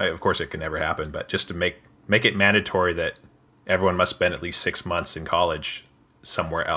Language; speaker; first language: English; native; English